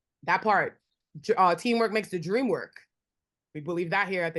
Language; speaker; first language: English; native; English